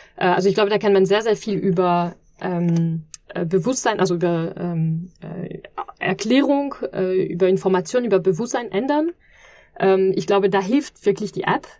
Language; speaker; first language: German; non-native, fluent; French